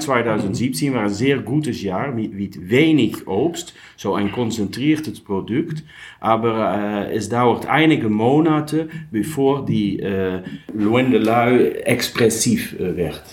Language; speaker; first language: German; non-native, learner; Dutch